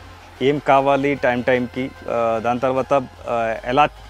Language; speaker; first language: Telugu; non-native, learner; Kannada